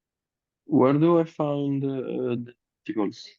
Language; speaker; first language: English; non-native, learner; Italian